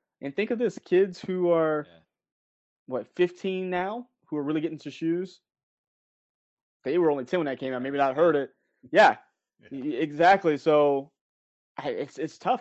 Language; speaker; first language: English; native; English